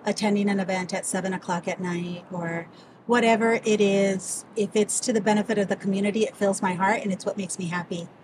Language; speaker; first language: English; early bilingual, other home language; Spanish